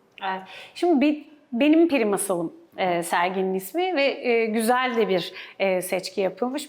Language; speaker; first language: Turkish; native; Turkish